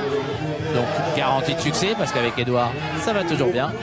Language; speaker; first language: French; native; French